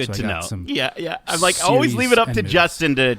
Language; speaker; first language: English; native; English